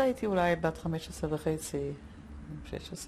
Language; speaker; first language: Hebrew; non-native, fluent; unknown